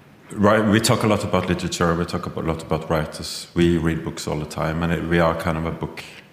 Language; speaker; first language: English; non-native, fluent; Norwegian